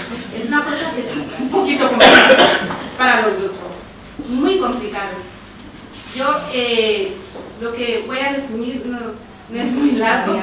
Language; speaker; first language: Spanish; non-native, learner; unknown